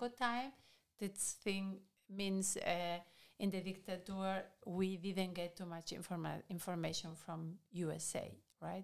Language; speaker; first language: English; non-native, fluent; Spanish